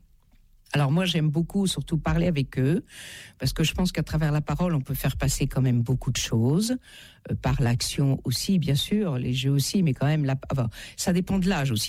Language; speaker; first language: French; native; French